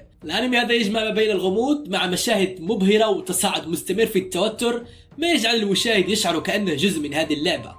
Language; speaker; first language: Arabic; native; Arabic